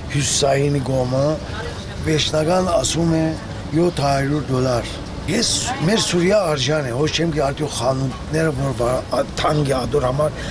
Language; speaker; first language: Armenian; early bilingual, heritage; Armenian